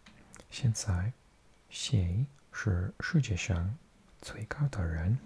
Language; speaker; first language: Chinese; non-native, learner; English